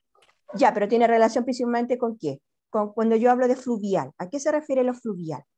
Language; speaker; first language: Spanish; native; Spanish